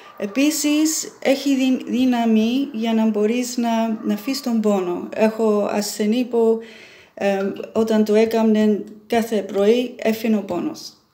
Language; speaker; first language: Greek; early bilingual, heritage; Greek